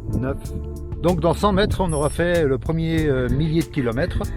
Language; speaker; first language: French; native; French